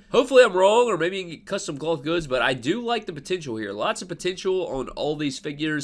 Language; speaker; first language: English; native; English